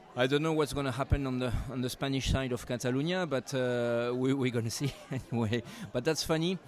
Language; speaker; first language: English; non-native, fluent; French